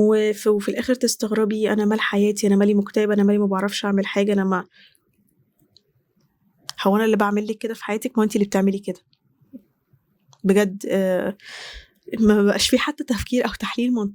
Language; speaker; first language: Arabic; native; Arabic